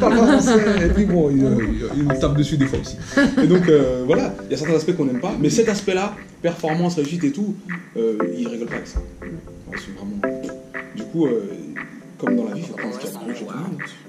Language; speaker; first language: French; native; French